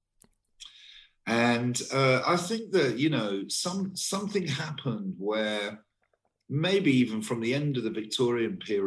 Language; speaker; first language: English; native; English